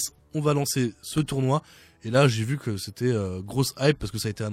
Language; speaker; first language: French; native; French